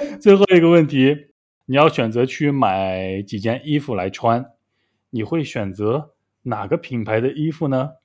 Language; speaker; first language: Chinese; native; Chinese